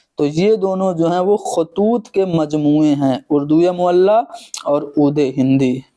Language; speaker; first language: Urdu; native; Urdu